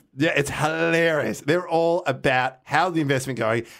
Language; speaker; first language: English; native; English